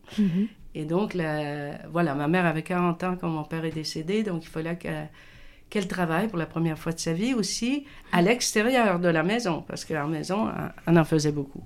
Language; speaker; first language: French; native; French